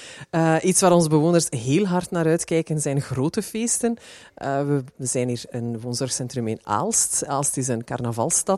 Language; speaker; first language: Dutch; native; Dutch